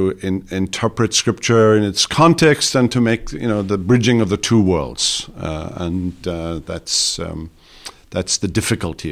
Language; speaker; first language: English; native; English